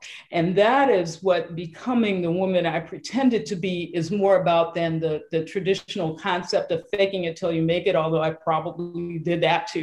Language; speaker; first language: English; native; English